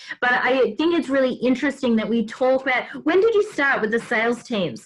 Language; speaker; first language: English; native; English